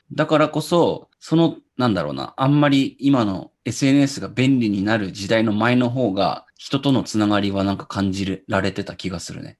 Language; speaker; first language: Japanese; native; Japanese